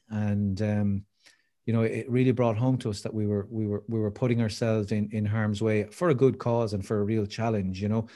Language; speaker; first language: English; native; English